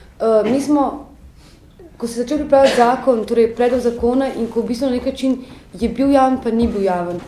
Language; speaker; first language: Slovenian; native; Slovenian